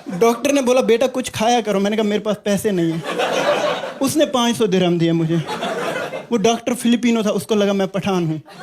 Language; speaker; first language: Hindi; non-native, local second language; Kashmiri